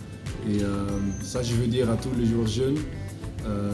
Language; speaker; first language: French; non-native, learner; Dutch